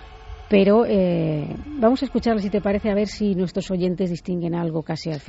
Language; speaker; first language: Spanish; native; Spanish